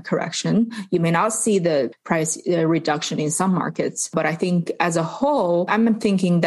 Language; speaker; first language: English; non-native, fluent; Chinese